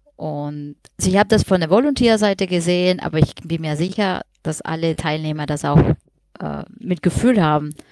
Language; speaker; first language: German; non-native, fluent; Spanish